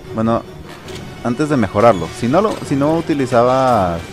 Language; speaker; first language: Spanish; native; Spanish